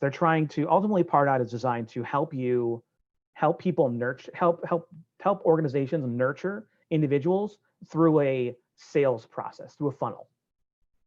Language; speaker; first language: English; native; English